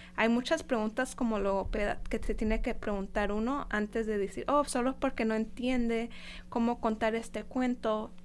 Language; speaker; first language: Spanish; non-native, fluent; English